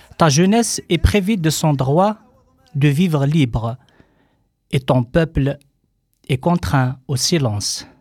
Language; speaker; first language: French; non-native, local second language; Kabyle